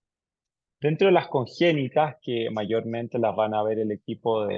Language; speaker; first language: Spanish; native; Spanish